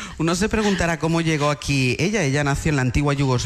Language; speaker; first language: Spanish; native; Spanish